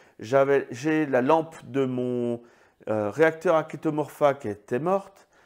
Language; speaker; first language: French; native; French